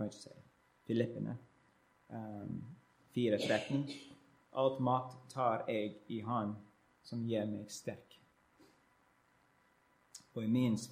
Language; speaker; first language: Norwegian; non-native, learner; English